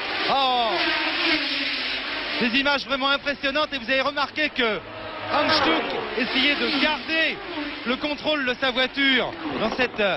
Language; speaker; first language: French; native; French